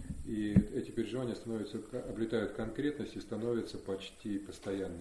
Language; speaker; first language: Russian; native; Russian